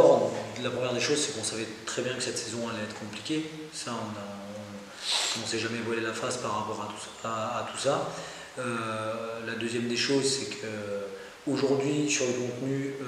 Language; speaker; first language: French; native; French